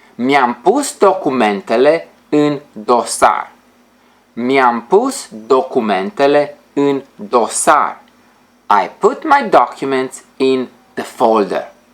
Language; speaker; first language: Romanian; native; Romanian